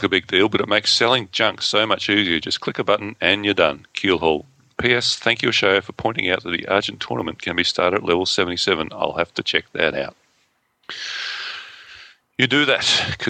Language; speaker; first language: English; native; English